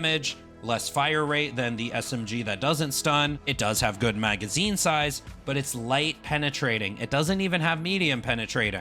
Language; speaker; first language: English; native; English